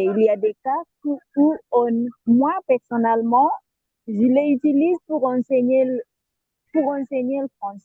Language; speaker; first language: French; non-native, fluent; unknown